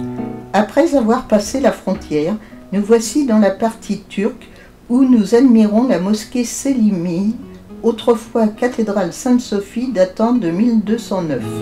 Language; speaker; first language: French; native; French